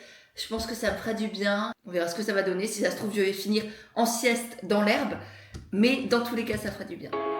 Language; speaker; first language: French; native; French